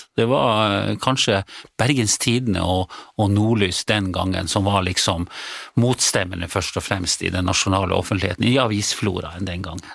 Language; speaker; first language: Norwegian; native; Norwegian